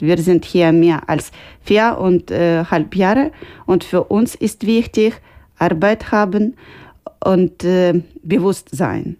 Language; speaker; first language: German; non-native, learner; Ukrainian